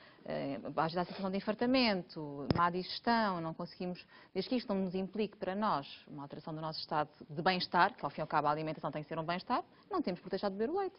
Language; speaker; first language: Portuguese; native; Portuguese